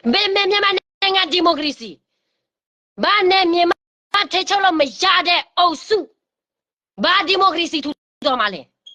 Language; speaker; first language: Burmese; non-native, local second language; S'gaw Karen